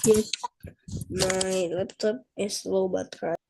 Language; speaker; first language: English; non-native, learner; Indonesian